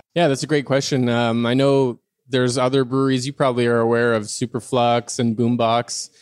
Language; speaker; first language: English; non-native, fluent; French